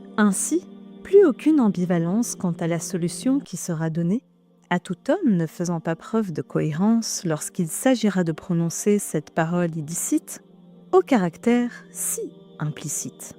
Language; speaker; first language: French; native; French